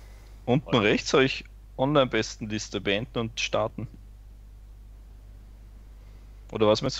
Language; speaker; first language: German; native; German